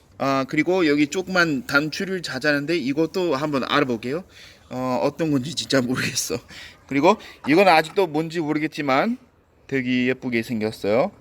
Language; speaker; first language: Korean; non-native, fluent; English